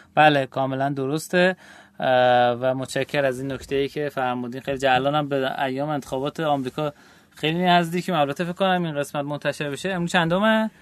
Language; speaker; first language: Persian; native; Persian